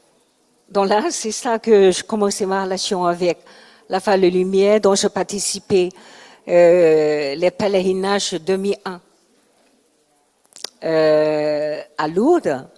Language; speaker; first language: French; non-native, learner; Chinese